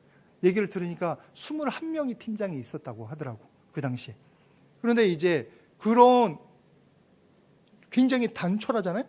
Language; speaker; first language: Korean; native; Korean